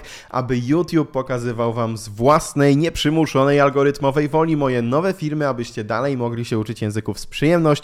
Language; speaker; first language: Polish; native; Polish